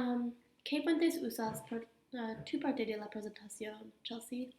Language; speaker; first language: Spanish; non-native, learner; English